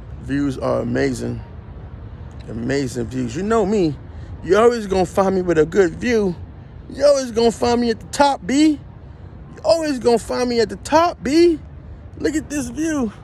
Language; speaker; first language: English; native; English